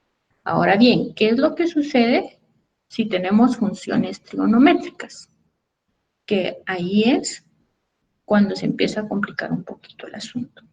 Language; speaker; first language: Spanish; native; Spanish